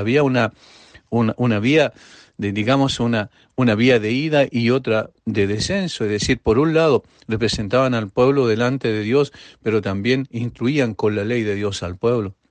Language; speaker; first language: Spanish; native; Spanish